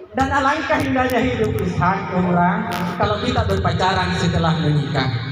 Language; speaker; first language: Indonesian; non-native, local second language; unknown